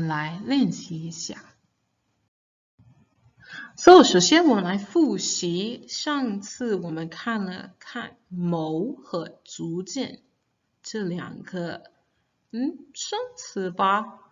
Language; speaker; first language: Chinese; non-native, fluent; English